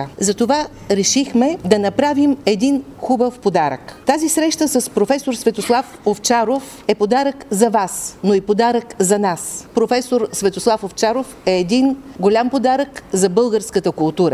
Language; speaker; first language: Bulgarian; native; Bulgarian